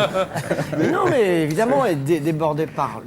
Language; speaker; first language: French; native; French